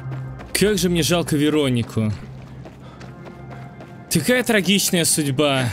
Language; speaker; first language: Russian; native; Russian